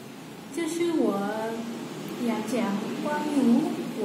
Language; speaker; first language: Chinese; non-native, learner; Vietnamese